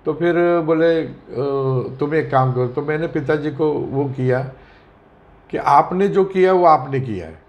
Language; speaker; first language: Hindi; non-native, local second language; Marathi